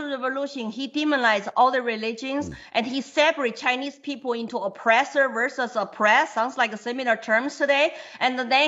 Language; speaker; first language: English; non-native, fluent; Chinese